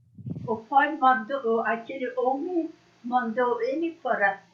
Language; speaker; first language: Portuguese; non-native, learner; Persian